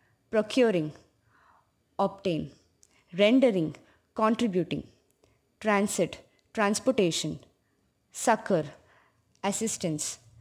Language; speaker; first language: English; non-native, local second language; Tamil